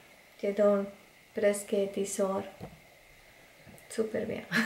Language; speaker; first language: French; non-native, learner; Spanish